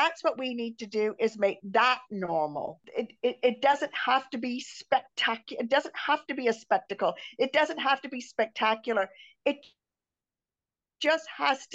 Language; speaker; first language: English; native; English